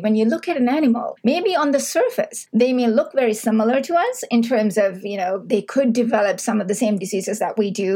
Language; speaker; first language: English; non-native, local second language; Sinhala